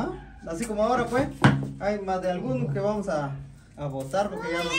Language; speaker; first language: Spanish; native; Spanish